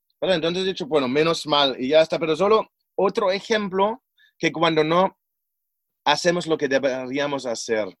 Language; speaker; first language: Spanish; non-native, fluent; German